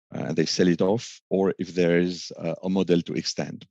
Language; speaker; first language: English; non-native, fluent; French